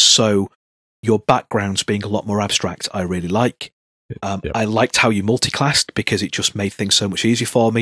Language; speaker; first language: English; native; English